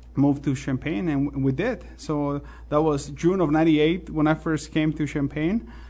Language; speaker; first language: English; non-native, fluent; Spanish